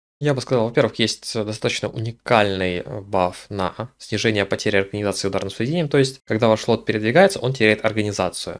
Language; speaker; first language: Russian; native; Russian